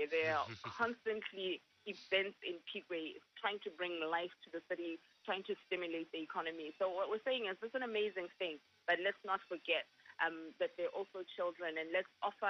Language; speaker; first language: English; non-native, local second language; Tswana